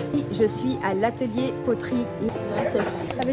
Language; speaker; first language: French; native; French